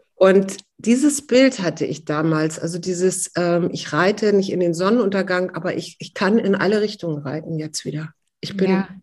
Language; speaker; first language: German; native; German